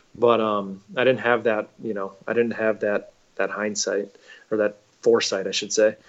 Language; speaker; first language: English; native; English